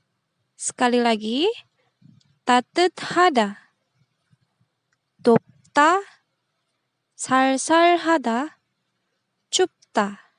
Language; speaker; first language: Korean; non-native, fluent; Indonesian